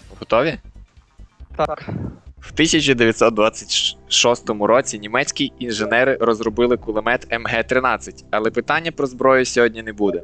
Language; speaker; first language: Ukrainian; native; Ukrainian